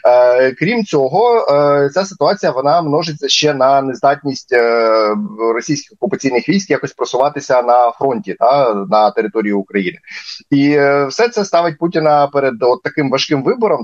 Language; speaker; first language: Ukrainian; native; Ukrainian